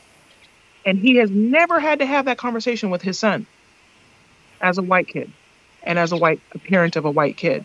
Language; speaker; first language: English; native; English